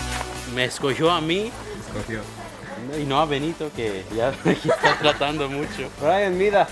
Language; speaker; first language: Spanish; non-native, fluent; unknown